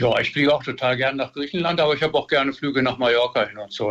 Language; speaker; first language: German; native; German